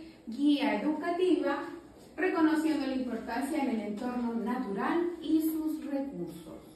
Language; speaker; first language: Spanish; native; Spanish